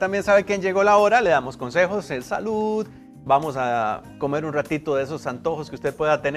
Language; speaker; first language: Spanish; native; Spanish